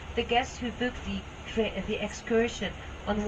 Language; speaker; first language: English; non-native, fluent; Italian